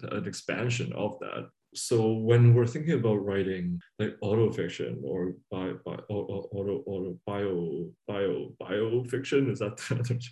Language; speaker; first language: English; non-native, local second language; Cantonese